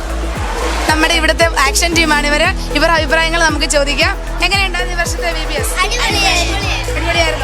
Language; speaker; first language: Malayalam; native; Malayalam